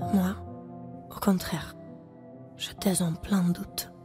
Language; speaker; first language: French; non-native, fluent; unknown